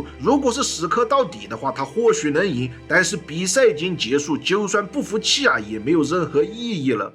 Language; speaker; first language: Chinese; native; Chinese